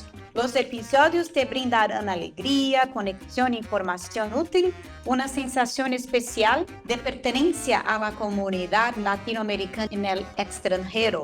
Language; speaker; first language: Spanish; non-native, fluent; Portuguese